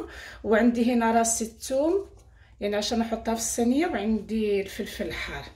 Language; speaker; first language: Arabic; native; Arabic